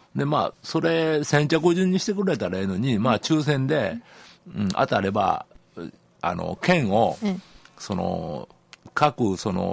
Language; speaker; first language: Japanese; native; Japanese